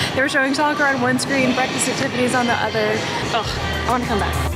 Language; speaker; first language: English; native; English